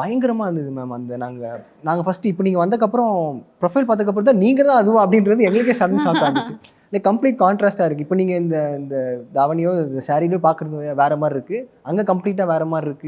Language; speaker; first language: Tamil; native; Tamil